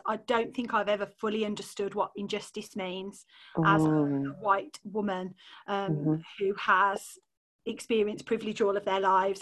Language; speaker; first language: English; native; English